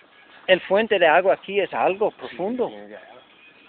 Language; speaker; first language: Spanish; non-native, learner; English